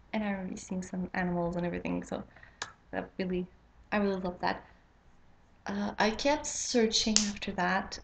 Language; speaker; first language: English; non-native, fluent; French